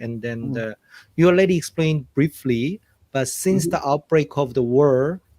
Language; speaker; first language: English; non-native, fluent; Korean